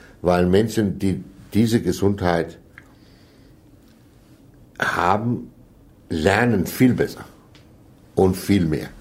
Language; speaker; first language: German; non-native, fluent; Danish